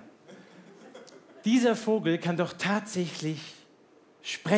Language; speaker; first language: German; native; German